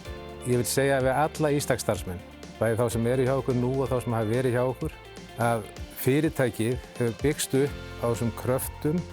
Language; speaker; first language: Icelandic; native; Icelandic